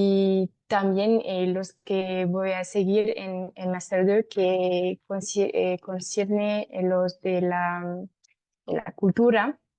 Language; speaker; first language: Spanish; non-native, fluent; French